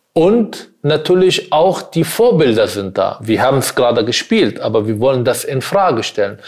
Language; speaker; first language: German; non-native, fluent; Arabic